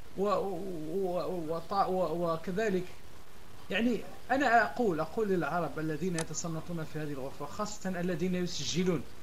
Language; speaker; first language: Arabic; non-native, local second language; Berber languages